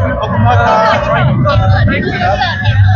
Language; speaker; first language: Thai; non-native, fluent; Korean